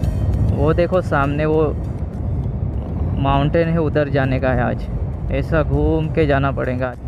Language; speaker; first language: Hindi; non-native, local second language; Gujarati